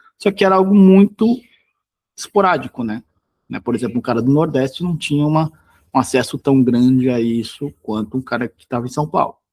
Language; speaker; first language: Portuguese; native; Portuguese